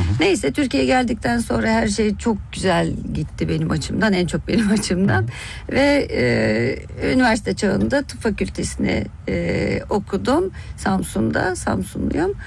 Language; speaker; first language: Turkish; early bilingual, heritage; Turkish